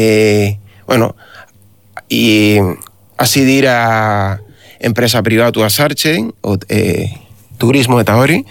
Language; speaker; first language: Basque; non-native, learner; Spanish